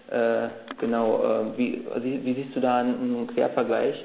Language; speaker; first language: German; native; German